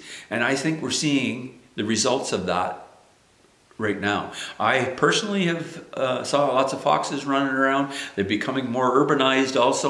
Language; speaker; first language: English; native; English